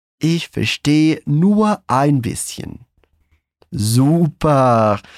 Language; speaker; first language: German; non-native, fluent; Portuguese